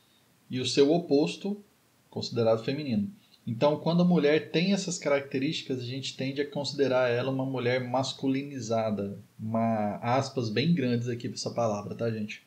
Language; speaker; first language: Portuguese; native; Portuguese